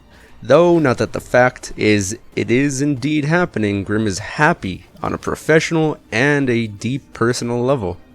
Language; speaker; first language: English; native; English